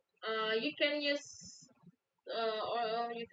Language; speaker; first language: English; non-native, fluent; Indonesian